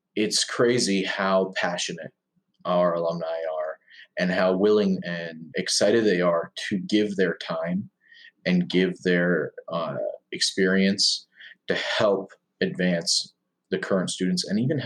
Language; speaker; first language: English; native; English